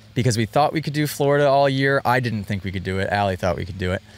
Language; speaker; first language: English; native; English